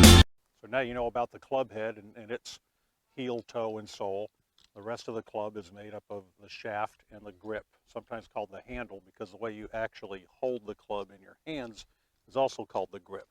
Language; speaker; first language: English; native; English